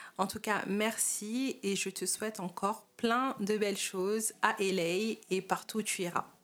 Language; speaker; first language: French; native; French